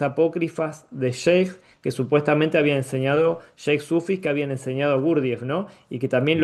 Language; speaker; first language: Spanish; native; Spanish